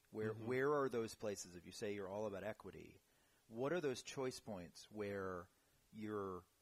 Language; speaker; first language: English; native; English